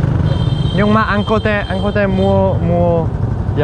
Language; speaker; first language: Vietnamese; non-native, learner; Czech